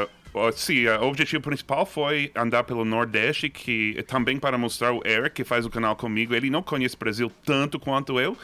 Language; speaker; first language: Portuguese; non-native, fluent; English